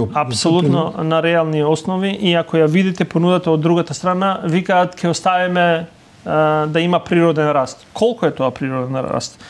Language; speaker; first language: Macedonian; non-native, local second language; Albanian